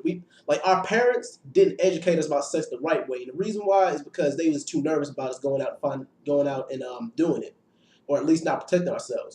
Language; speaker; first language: English; native; English